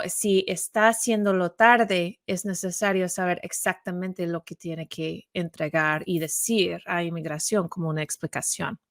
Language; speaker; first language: Spanish; non-native, fluent; English